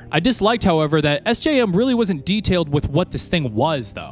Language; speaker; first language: English; native; English